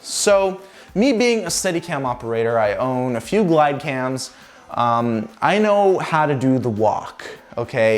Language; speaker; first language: English; native; English